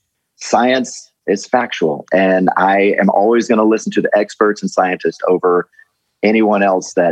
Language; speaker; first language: English; native; English